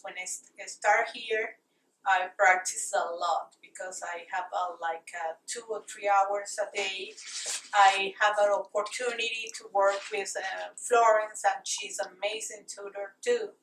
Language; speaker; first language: English; non-native, learner; Spanish